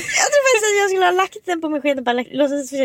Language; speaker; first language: Swedish; native; Swedish